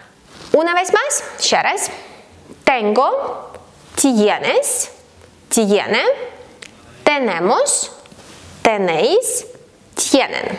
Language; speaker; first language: Spanish; non-native, fluent; Ukrainian